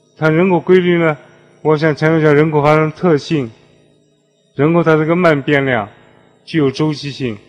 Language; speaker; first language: Chinese; native; Chinese